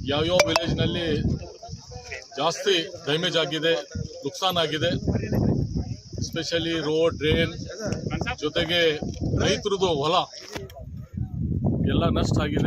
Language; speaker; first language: Kannada; non-native, local second language; Urdu